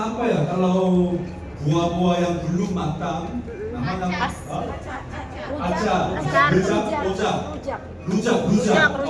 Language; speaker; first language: Indonesian; non-native, learner; Korean